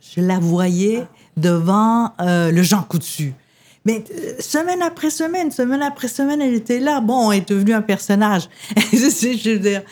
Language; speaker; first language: French; native; French